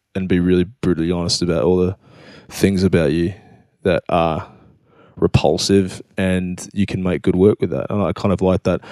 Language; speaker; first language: English; native; English